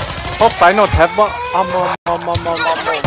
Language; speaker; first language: English; non-native, learner; Spanish